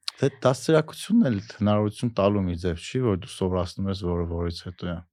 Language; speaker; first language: Armenian; native; Armenian